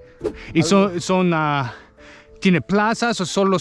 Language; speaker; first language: Spanish; non-native, learner; English